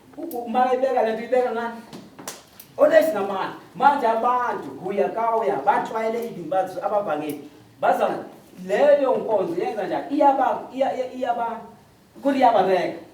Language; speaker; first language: Zulu; non-native, local second language; Southern Sotho